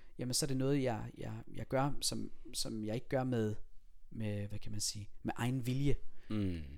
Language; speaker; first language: Danish; early bilingual, other home language; Persian